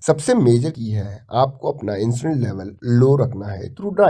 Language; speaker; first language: Hindi; native; Hindi